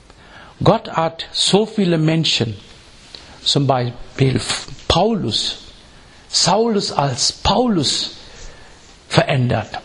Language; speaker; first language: German; non-native, fluent; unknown